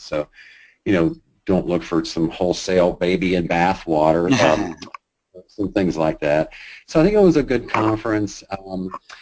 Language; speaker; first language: English; native; English